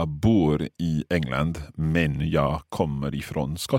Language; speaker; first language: Swedish; non-native, learner; English